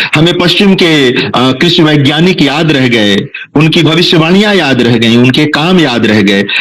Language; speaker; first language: Hindi; non-native, local second language; Bhojpuri